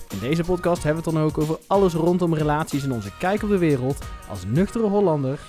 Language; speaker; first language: Dutch; native; Dutch